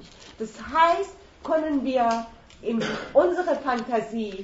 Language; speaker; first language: German; non-native, fluent; Persian